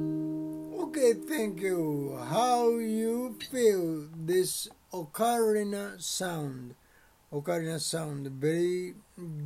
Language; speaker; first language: English; non-native, learner; Japanese